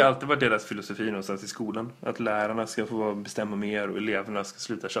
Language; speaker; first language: Swedish; native; Swedish